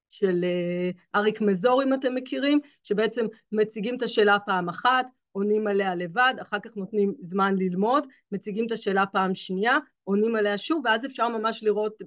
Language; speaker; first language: Hebrew; native; Hebrew